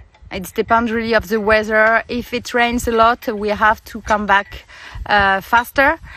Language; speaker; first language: English; non-native, learner; French